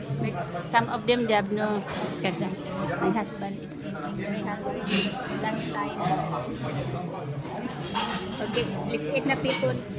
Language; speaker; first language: English; non-native, local second language; Filipino